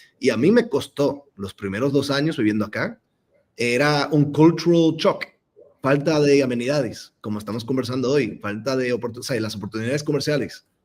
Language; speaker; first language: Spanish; non-native, fluent; English